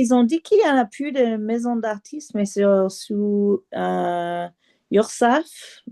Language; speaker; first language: French; non-native, fluent; English